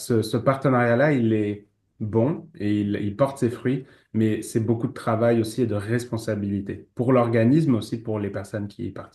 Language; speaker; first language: French; native; French